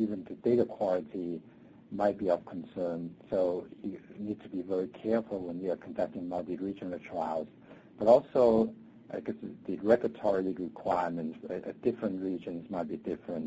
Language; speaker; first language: English; non-native, local second language; Cantonese